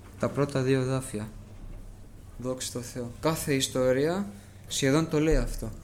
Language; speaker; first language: Greek; early bilingual, heritage; Greek